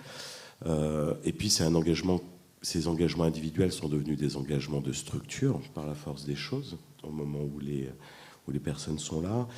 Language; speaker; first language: French; native; French